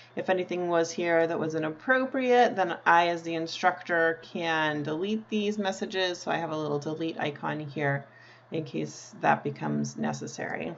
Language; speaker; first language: English; native; English